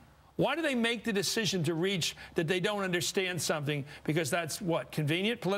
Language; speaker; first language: English; native; English